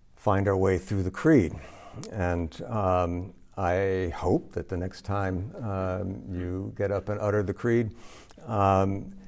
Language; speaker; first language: English; native; English